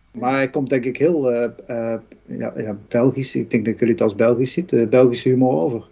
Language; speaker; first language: Dutch; native; Dutch